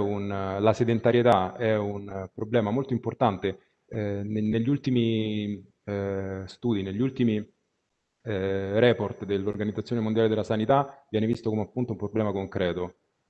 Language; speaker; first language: Italian; native; Italian